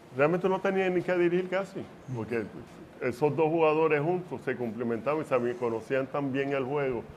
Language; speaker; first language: Spanish; early bilingual, heritage; Spanish